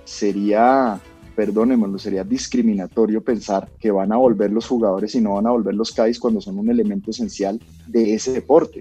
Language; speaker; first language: Spanish; native; Spanish